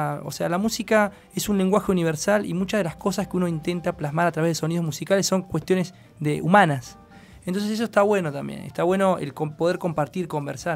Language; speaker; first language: Spanish; native; Spanish